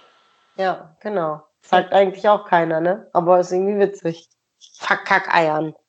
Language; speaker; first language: German; native; German